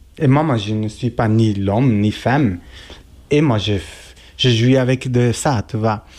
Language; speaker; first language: French; non-native, learner; Kurdish